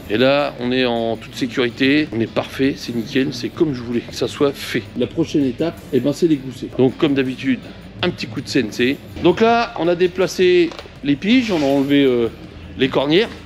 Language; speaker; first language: French; native; French